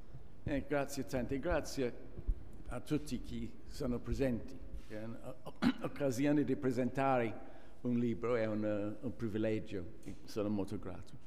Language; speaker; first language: Italian; non-native, fluent; English